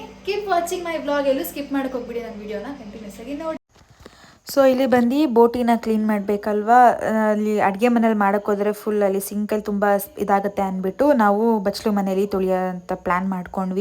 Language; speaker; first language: Kannada; native; Kannada